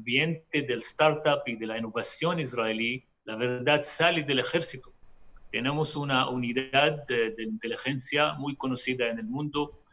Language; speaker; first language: Spanish; non-native, fluent; Hebrew